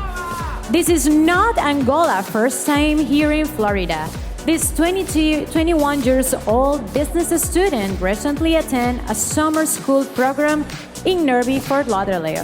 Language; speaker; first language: English; non-native, fluent; Spanish